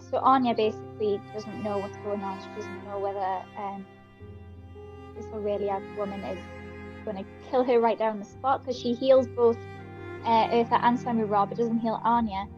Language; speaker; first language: English; native; English